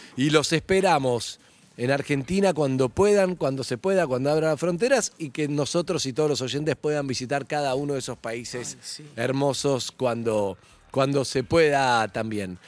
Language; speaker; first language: Spanish; native; Spanish